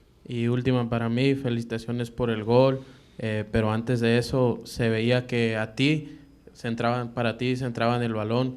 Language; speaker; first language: Spanish; native; Spanish